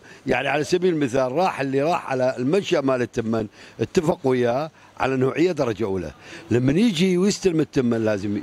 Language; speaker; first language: Arabic; native; Arabic